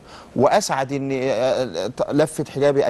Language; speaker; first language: Arabic; native; Arabic